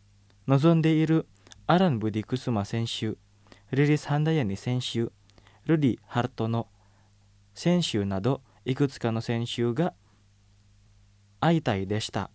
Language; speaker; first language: Japanese; non-native, fluent; Indonesian